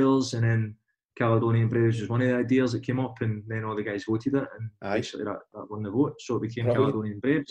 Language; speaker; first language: English; native; English